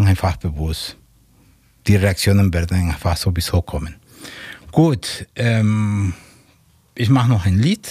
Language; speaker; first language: German; non-native, fluent; Spanish